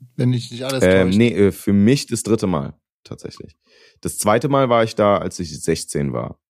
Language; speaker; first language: German; native; German